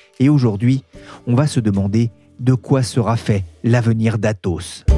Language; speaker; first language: French; native; French